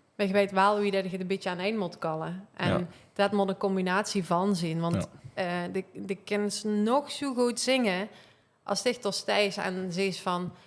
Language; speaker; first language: Dutch; native; Dutch